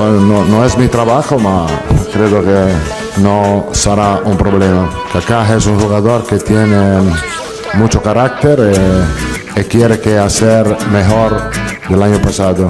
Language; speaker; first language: Spanish; non-native, learner; Italian